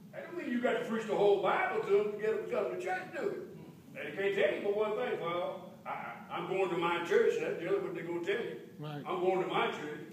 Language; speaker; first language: English; native; English